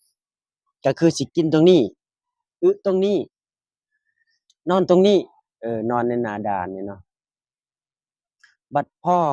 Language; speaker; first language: Thai; non-native, local second language; Northeastern Thai